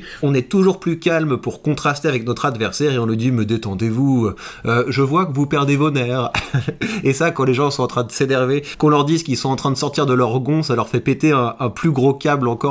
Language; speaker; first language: French; native; French